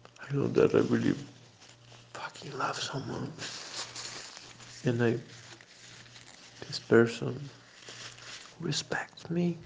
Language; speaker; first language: English; non-native, fluent; Portuguese